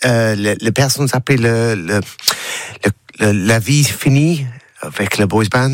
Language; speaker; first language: French; non-native, learner; English